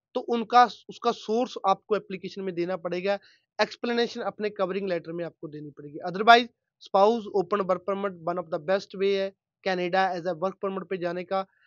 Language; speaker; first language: Hindi; non-native, local second language; Punjabi